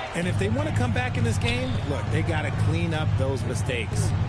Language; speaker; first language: English; native; English